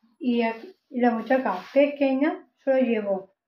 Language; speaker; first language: Spanish; non-native, local second language; Catalan